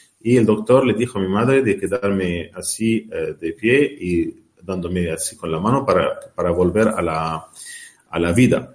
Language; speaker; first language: Spanish; non-native, learner; Arabic